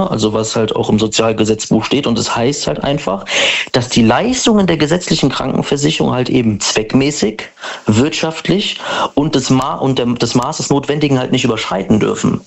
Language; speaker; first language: German; native; German